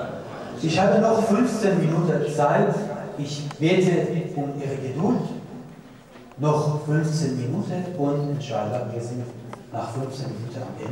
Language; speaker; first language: German; non-native, fluent; Persian